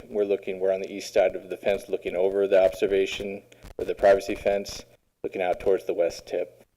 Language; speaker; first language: English; native; English